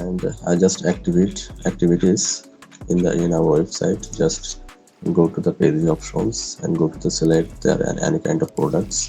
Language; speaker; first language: English; non-native, local second language; Bangla